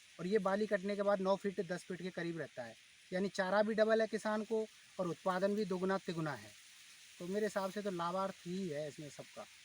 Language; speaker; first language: Hindi; native; Hindi